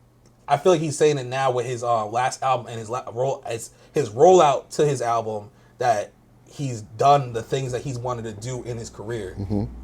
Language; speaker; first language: English; native; English